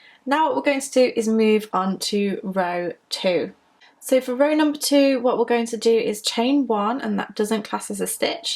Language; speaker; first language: English; native; English